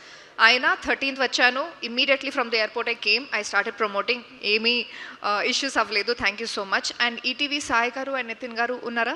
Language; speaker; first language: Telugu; non-native, learner; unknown